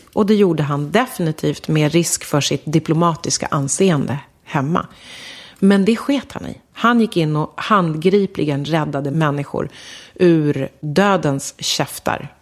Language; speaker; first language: Swedish; early bilingual, other home language; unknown